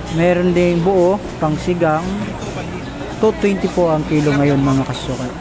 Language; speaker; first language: Filipino; non-native, local second language; Bikol